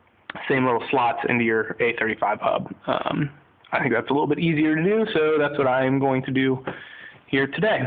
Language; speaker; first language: English; native; English